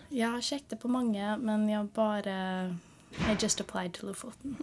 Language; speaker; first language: Norwegian; early bilingual, heritage; Norwegian